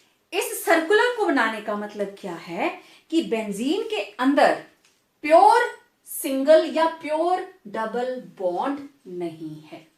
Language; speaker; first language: Hindi; native; Hindi